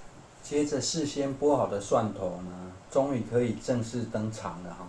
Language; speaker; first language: Chinese; native; Chinese